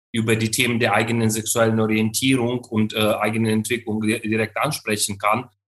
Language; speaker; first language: German; non-native, fluent; Ukrainian